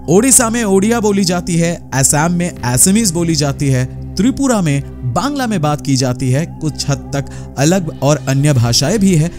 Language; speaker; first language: Hindi; non-native, local second language; Bangla